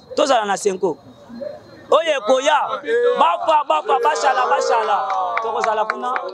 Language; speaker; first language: Lingala; native; Lingala